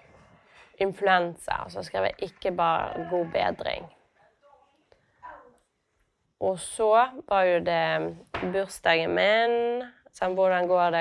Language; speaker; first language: Norwegian; native; Norwegian